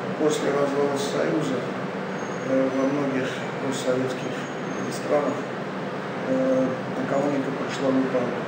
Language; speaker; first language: Russian; non-native, local second language; Armenian